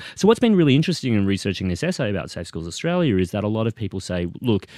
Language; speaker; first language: English; native; English